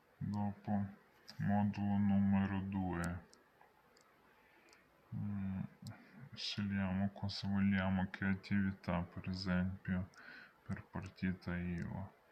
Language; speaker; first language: Italian; non-native, learner; Ukrainian